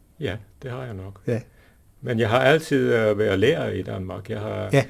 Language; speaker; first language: Danish; non-native, fluent; English